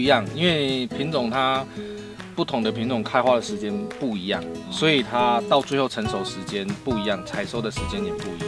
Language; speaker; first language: Chinese; native; Chinese